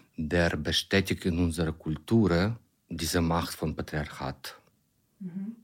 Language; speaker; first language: German; non-native, fluent; Ukrainian